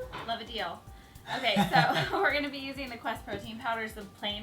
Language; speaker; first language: English; native; English